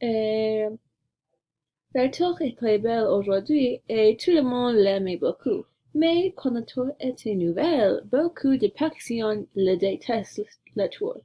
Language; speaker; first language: French; non-native, learner; English